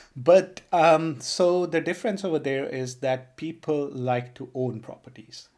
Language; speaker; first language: English; non-native, local second language; Punjabi